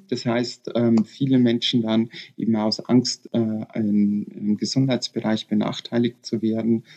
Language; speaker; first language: German; native; German